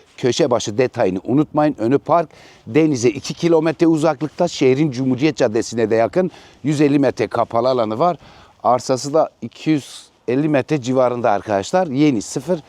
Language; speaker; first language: Turkish; native; Turkish